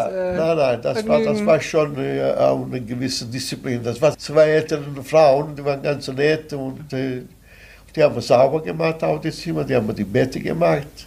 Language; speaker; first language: German; non-native, fluent; Italian